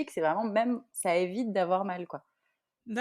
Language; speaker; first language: French; native; French